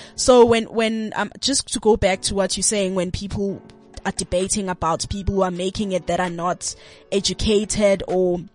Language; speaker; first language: English; non-native, local second language; Zulu